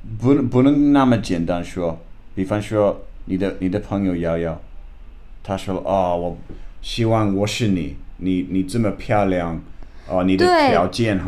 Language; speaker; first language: Chinese; non-native, fluent; English